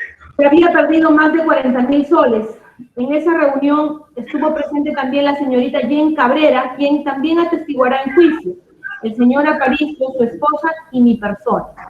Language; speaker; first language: Spanish; native; Spanish